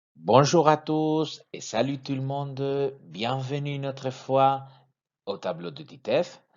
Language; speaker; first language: French; non-native, fluent; Spanish